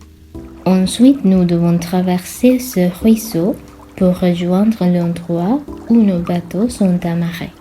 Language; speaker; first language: French; non-native, fluent; Sinhala